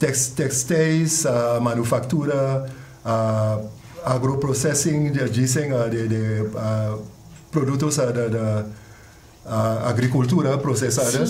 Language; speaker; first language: Portuguese; non-native, fluent; English